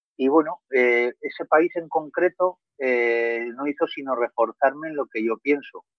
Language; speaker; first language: Spanish; native; Spanish